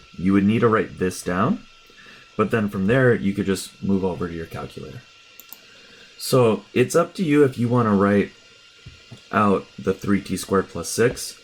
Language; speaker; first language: English; native; English